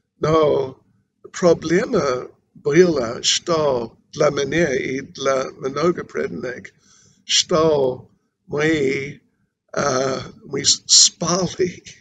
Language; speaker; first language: Polish; non-native, learner; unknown